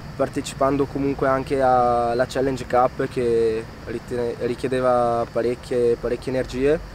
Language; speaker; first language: Italian; native; Italian